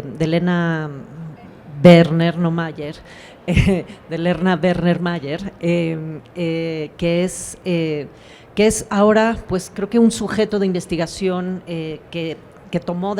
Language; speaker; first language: Spanish; native; Spanish